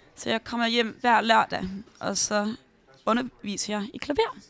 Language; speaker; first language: Danish; early bilingual, heritage; Danish